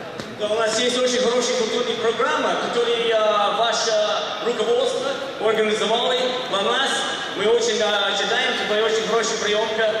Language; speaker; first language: Russian; non-native, learner; English